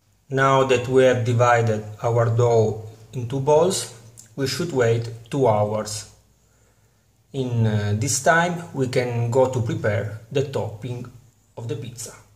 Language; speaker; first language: English; non-native, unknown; Italian